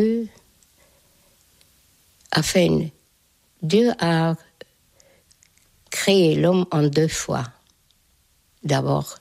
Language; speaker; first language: French; non-native, fluent; Hungarian